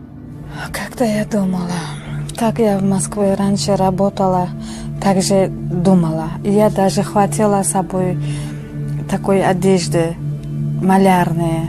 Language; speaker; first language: Russian; non-native, learner; Uzbek